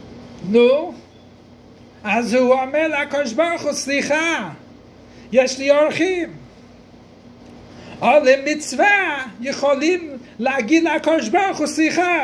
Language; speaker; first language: Hebrew; non-native, fluent; English